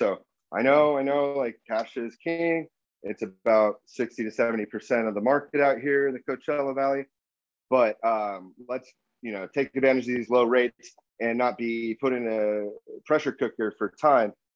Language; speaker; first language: English; native; English